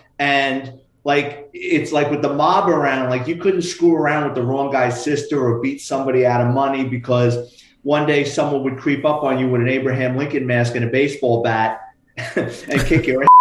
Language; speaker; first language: English; native; English